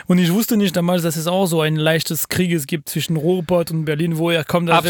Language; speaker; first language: German; non-native, fluent; French